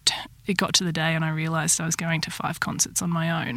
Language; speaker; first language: English; native; English